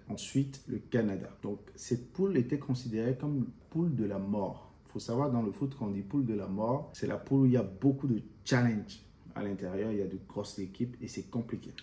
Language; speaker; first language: French; non-native, local second language; Fon